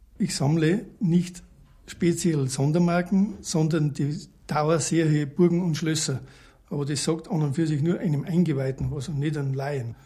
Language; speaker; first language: German; native; German